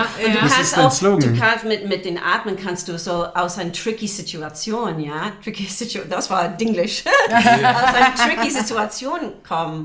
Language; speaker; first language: German; non-native, fluent; English